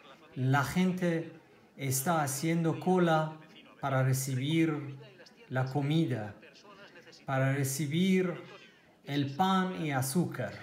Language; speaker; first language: Spanish; non-native, learner; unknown